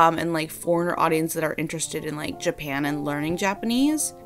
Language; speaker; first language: English; native; English